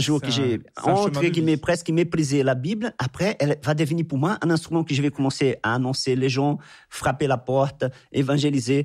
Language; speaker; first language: French; non-native, fluent; Portuguese